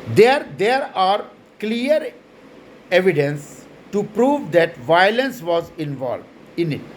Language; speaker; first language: English; non-native, local second language; Hindi